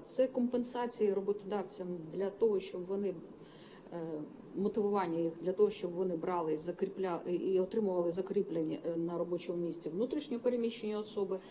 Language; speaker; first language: Ukrainian; native; Ukrainian